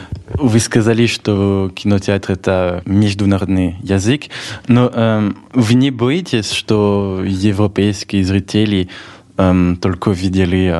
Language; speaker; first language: Russian; non-native, learner; French